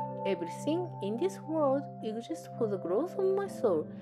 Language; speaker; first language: English; non-native, learner; Japanese